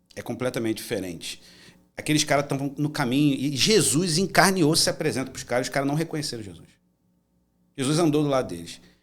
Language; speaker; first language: Portuguese; native; Portuguese